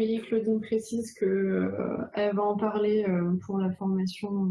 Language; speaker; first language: French; native; French